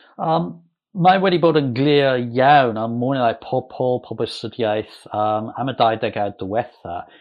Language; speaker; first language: Welsh; non-native, local second language; English